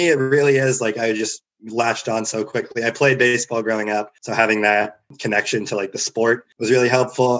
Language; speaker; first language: English; native; English